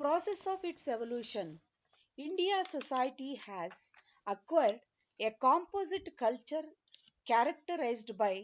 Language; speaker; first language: English; non-native, local second language; Kannada